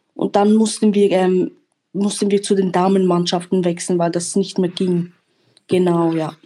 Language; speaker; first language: German; native; German